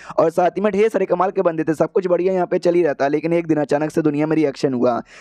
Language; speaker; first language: Hindi; native; Hindi